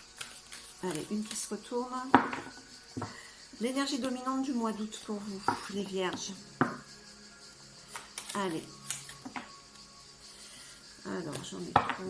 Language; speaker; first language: French; native; French